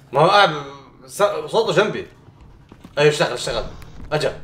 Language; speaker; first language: Arabic; native; Arabic